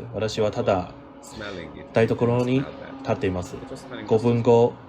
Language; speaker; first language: Japanese; non-native, learner; English